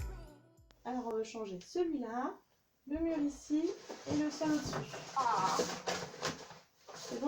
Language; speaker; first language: French; native; French